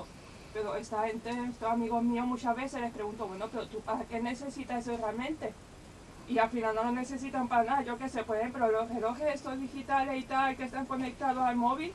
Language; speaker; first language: Spanish; native; Spanish